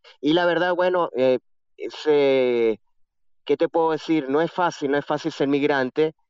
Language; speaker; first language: Spanish; native; Spanish